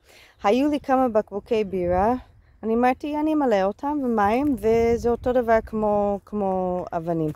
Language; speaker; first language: Hebrew; non-native, fluent; English